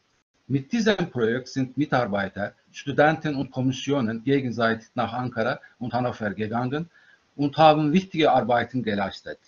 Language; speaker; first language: German; non-native, fluent; Turkish